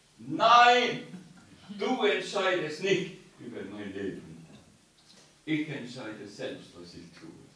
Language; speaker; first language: German; non-native, learner; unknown